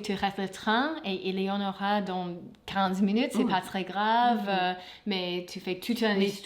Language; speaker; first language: French; non-native, fluent; English